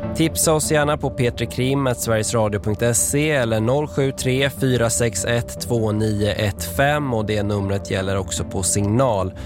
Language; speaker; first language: Swedish; native; Swedish